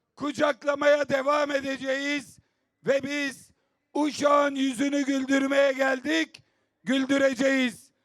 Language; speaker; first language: Turkish; native; Turkish